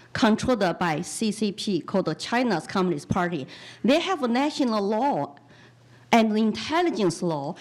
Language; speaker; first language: English; non-native, fluent; Chinese